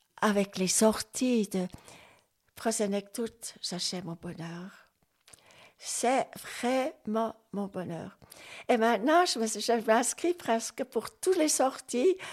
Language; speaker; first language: French; non-native, local second language; Swiss German